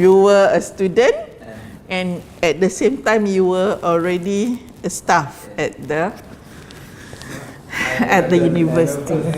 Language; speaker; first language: English; non-native, local second language; Malay